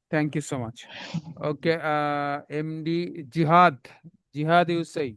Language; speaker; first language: English; non-native, fluent; Bangla